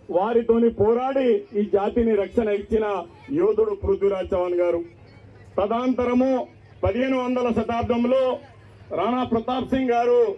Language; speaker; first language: Telugu; non-native, local second language; Lambadi